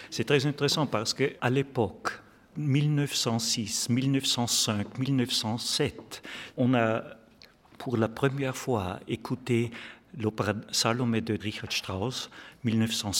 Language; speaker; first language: French; non-native, fluent; German